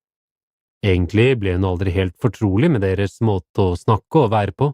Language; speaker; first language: Norwegian; native; Norwegian